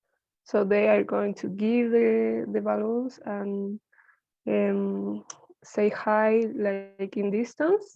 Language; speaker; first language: English; non-native, learner; Spanish